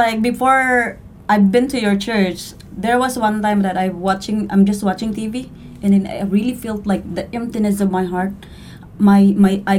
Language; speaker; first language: English; non-native, local second language; Cebuano